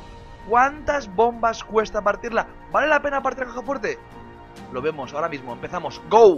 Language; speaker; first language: Spanish; native; Spanish